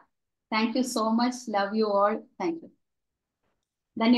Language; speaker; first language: Hindi; non-native, local second language; Malayalam